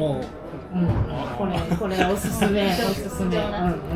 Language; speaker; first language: Japanese; native; Japanese